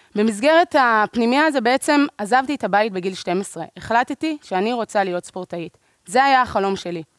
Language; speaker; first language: Hebrew; native; Hebrew